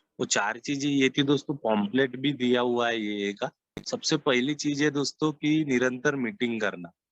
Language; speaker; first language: Hindi; non-native, local second language; Marathi